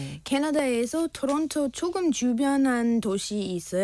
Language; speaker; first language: Korean; non-native, learner; English